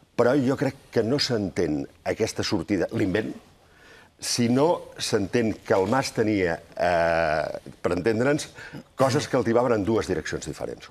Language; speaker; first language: Catalan; native; Catalan